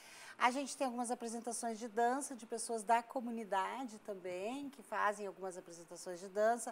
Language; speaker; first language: Portuguese; native; Portuguese